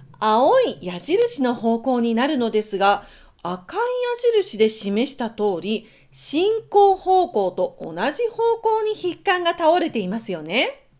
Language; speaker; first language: Japanese; native; Japanese